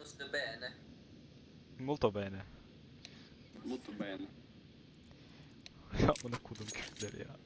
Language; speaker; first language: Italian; non-native, learner; Turkish